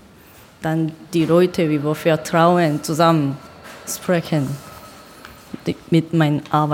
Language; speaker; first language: German; non-native, learner; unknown